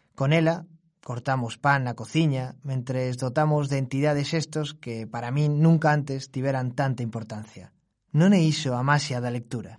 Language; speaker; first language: Galician; non-native, local second language; Spanish